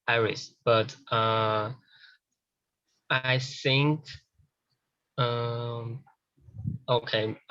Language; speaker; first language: English; non-native, learner; Chinese